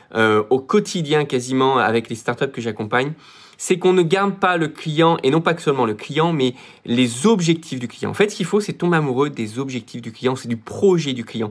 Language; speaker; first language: French; native; French